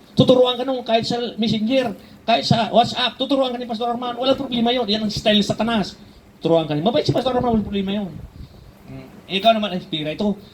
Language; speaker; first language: Filipino; native; Filipino